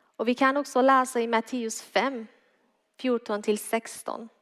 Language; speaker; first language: Swedish; non-native, fluent; Persian